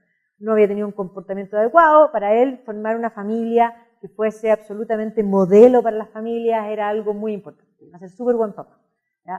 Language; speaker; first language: Spanish; native; Spanish